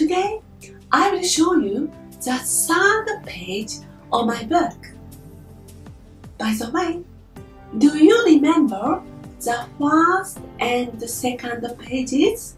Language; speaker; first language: English; non-native, learner; Japanese